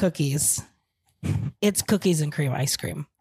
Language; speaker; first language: English; non-native, local second language; Hiligaynon